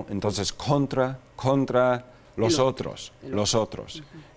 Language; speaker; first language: Spanish; non-native, fluent; English